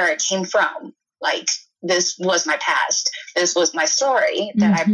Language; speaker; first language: English; non-native, fluent; Chinese